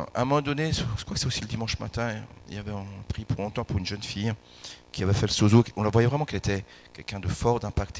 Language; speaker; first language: French; native; French